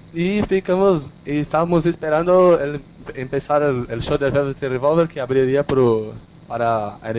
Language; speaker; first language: Portuguese; non-native, learner; Spanish